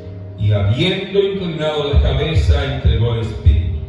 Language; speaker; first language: Spanish; native; Spanish